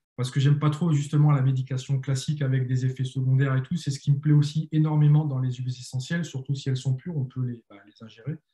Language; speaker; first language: French; native; French